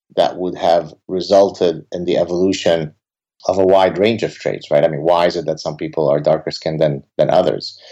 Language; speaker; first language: English; early bilingual, other home language; Arabic